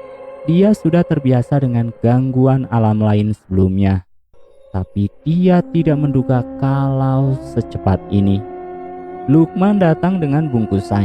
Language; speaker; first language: Indonesian; native; Indonesian